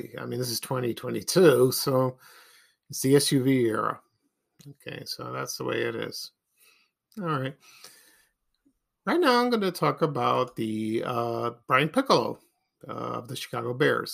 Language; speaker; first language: English; native; English